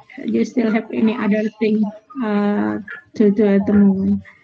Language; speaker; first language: English; non-native, fluent; Indonesian